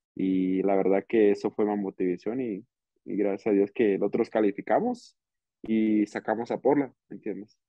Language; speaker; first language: Spanish; early bilingual, heritage; Spanish